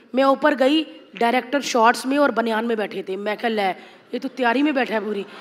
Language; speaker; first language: Hindi; native; Hindi